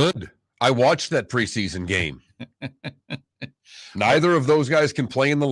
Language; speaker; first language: English; native; English